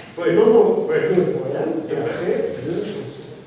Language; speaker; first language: French; non-native, fluent; Russian